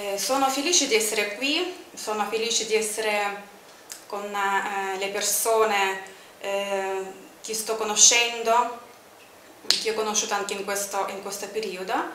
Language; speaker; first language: Italian; non-native, fluent; Russian